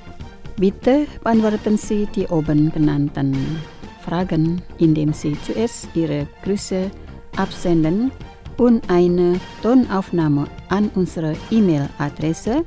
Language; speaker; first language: German; non-native, fluent; Indonesian